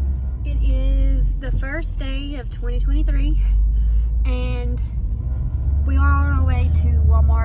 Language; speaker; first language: English; native; English